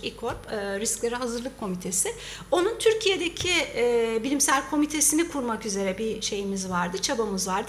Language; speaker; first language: Turkish; native; Turkish